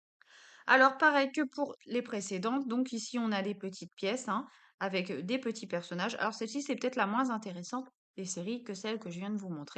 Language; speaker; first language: French; native; French